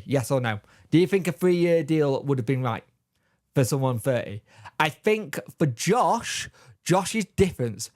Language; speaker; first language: English; native; English